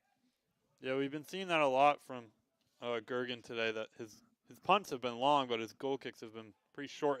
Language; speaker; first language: English; native; English